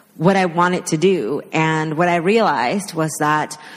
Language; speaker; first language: English; early bilingual, other home language; Spanish